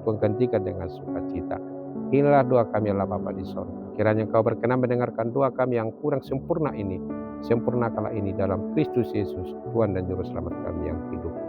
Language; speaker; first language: Indonesian; native; Indonesian